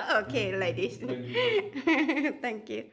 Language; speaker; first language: English; non-native, learner; Thai